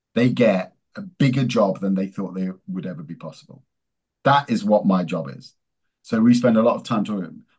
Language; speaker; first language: English; native; English